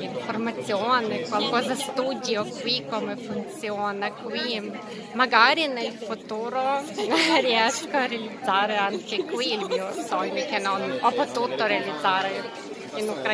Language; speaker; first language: Italian; non-native, fluent; Ukrainian